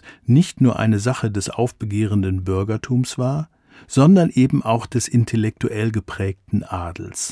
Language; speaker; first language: German; native; German